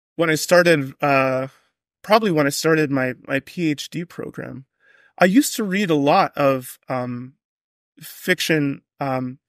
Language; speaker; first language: English; native; English